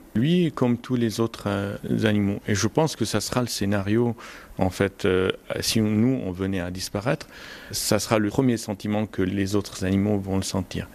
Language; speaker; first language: French; non-native, fluent; Arabic